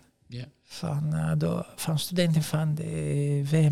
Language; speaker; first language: Dutch; non-native, fluent; Italian